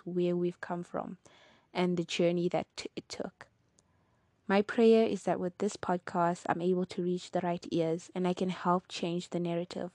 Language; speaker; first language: English; non-native, local second language; Nyanja